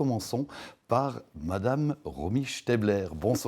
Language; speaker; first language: French; native; French